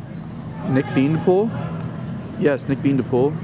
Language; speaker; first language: English; native; English